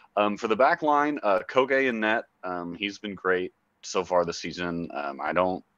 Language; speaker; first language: English; native; English